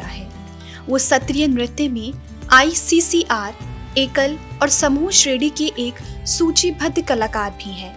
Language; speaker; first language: Hindi; native; Hindi